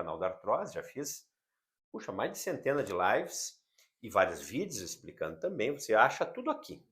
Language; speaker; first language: Portuguese; native; Portuguese